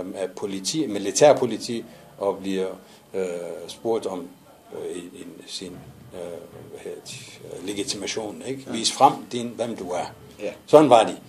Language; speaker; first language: Danish; non-native, fluent; Arabic